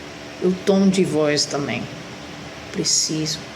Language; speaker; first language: Portuguese; non-native, fluent; Spanish